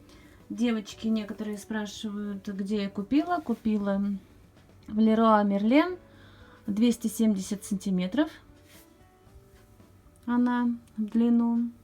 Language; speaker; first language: Russian; native; Russian